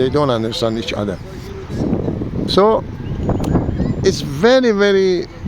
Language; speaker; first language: English; non-native, learner; Persian